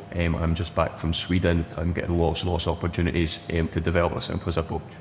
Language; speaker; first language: English; native; English